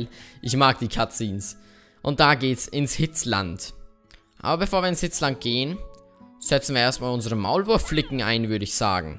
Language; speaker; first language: German; native; German